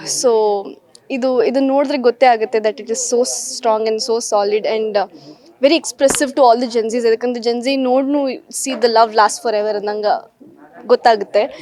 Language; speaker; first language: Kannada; early bilingual, heritage; Kannada